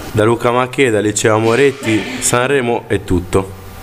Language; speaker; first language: Italian; native; Italian